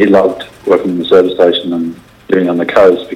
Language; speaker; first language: English; native; English